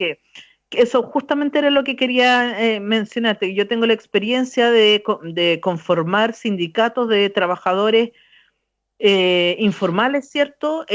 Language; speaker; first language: Spanish; native; Spanish